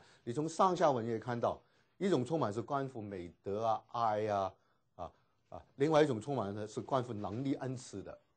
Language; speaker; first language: Chinese; native; Chinese